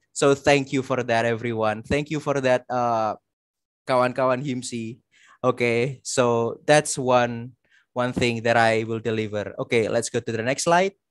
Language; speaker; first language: English; non-native, fluent; Indonesian